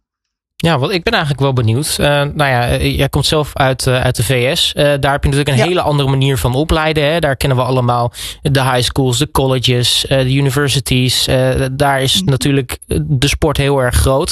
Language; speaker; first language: Dutch; native; Dutch